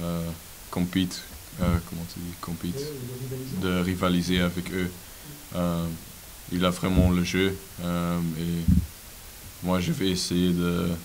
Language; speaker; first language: French; non-native, local second language; Dutch